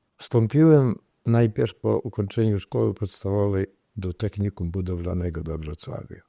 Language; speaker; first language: Polish; non-native, local second language; Rusyn